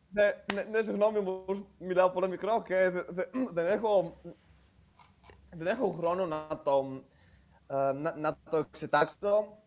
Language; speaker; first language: Greek; non-native, learner; Italian